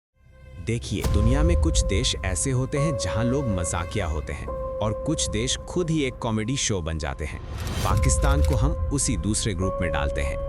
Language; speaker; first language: Hindi; native; Hindi